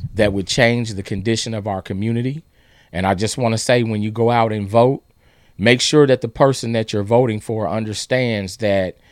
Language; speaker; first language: English; native; English